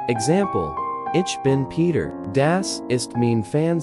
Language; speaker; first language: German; non-native, learner; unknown